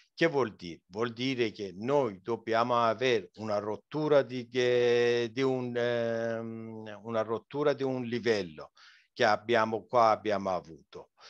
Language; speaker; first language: Italian; non-native, fluent; Persian